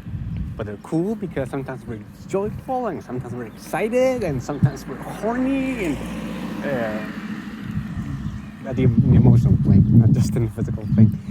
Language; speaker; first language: English; non-native, fluent; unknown